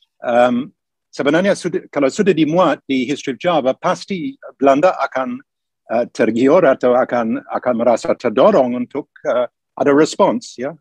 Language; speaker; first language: Indonesian; non-native, fluent; English